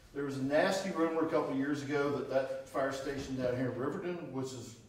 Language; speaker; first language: English; native; English